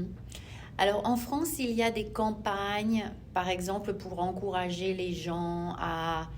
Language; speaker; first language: French; non-native, fluent; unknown